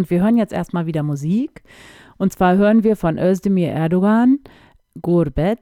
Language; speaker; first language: German; native; German